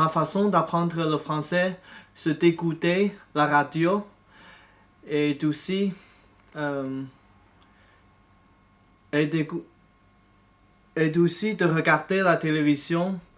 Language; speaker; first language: French; non-native, fluent; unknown